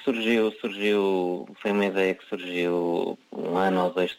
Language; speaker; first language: Portuguese; native; Portuguese